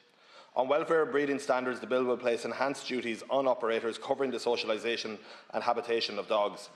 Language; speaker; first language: English; native; English